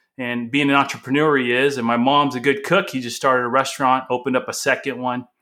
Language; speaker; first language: English; early bilingual, other home language; Portuguese